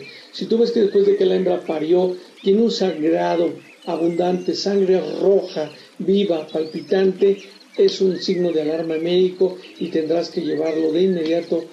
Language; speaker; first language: Spanish; native; Spanish